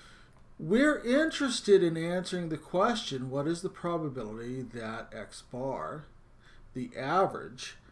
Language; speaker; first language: English; native; English